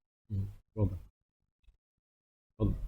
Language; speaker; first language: Arabic; native; Arabic